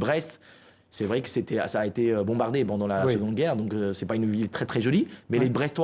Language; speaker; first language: French; non-native, fluent; Chinese